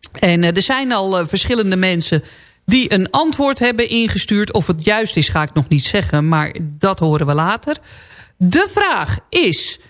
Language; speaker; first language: Dutch; native; Dutch